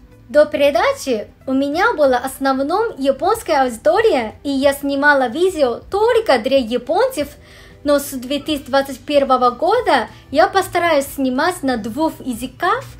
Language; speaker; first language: Russian; non-native, fluent; Japanese